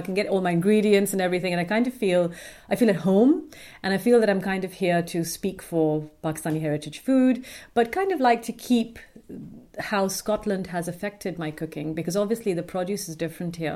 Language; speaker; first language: English; non-native, local second language; Urdu